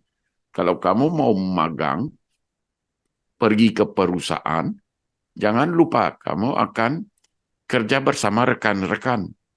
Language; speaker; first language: Indonesian; non-native, fluent; Dutch